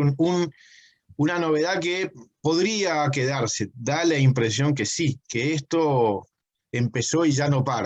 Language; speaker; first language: Spanish; native; Spanish